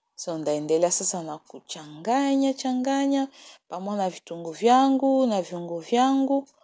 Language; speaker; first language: Swahili; native; Swahili